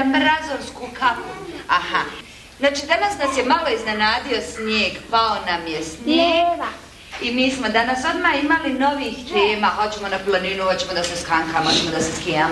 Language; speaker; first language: Serbian; native; Serbian